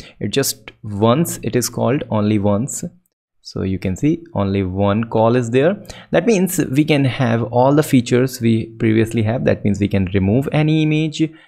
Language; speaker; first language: English; non-native, local second language; Hindi